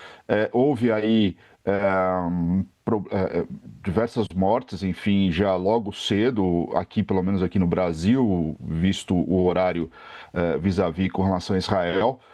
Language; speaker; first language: Portuguese; native; Portuguese